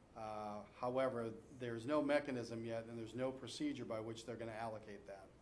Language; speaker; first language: English; native; English